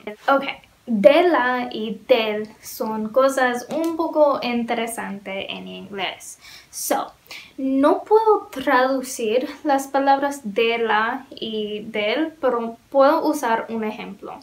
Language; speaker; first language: Spanish; non-native, learner; English